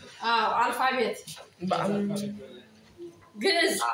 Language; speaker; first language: Amharic; non-native, learner; Tigrinya